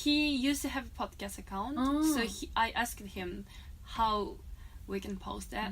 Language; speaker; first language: English; non-native, fluent; Japanese